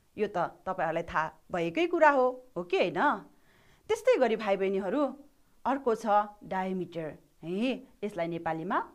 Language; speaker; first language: Nepali; native; Nepali